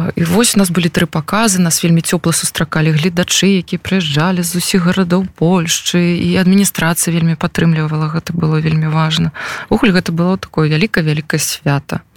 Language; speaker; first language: Belarusian; non-native, local second language; Russian